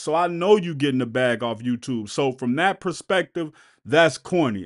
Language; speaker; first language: English; native; English